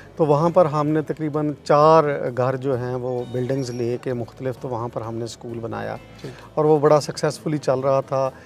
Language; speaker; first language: Urdu; non-native, local second language; Punjabi